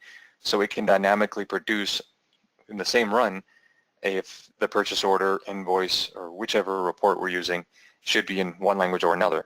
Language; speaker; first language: English; native; English